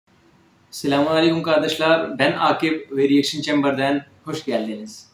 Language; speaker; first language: Turkish; non-native, fluent; Urdu